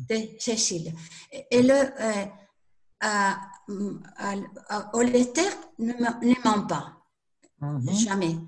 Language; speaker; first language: French; non-native, learner; Spanish